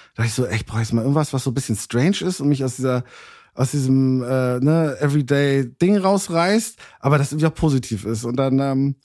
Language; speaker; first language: German; native; German